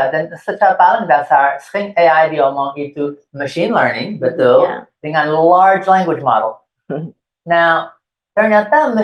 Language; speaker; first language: Indonesian; non-native, fluent; English